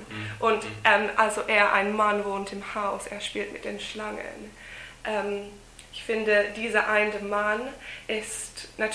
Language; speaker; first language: German; non-native, fluent; English